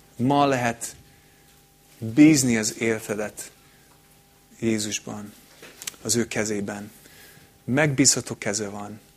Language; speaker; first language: Hungarian; non-native, fluent; English